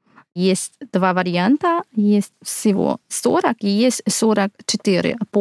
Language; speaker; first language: Russian; non-native, fluent; Hungarian